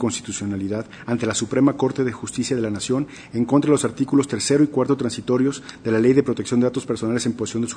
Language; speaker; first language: Spanish; native; Spanish